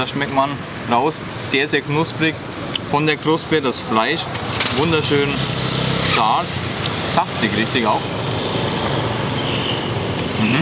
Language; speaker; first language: German; native; German